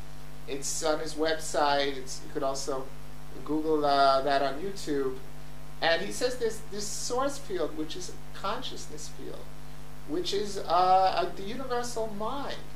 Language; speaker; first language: English; native; English